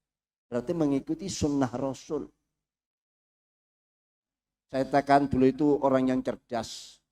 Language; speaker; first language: Indonesian; native; Indonesian